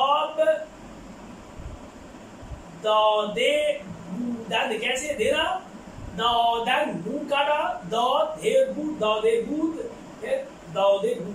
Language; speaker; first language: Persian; non-native, fluent; Urdu